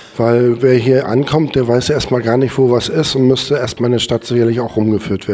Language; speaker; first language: German; native; German